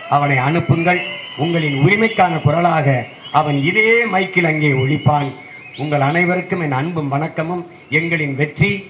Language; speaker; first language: Tamil; native; Tamil